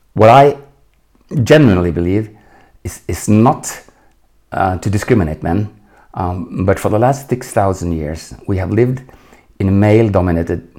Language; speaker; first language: English; non-native, fluent; Norwegian